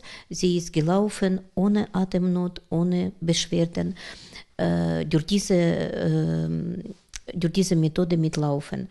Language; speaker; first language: German; non-native, learner; Russian